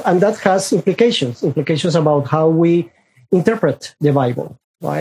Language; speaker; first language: English; non-native, fluent; Spanish